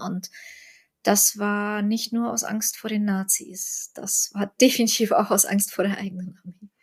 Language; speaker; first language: German; early bilingual, other home language; Russian